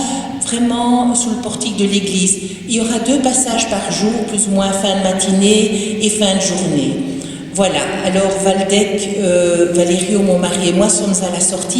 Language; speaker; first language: French; native; French